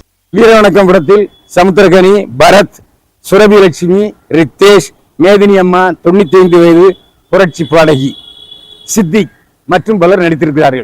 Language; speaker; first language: Tamil; native; Tamil